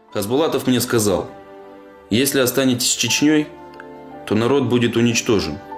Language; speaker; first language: Russian; non-native, local second language; Ingush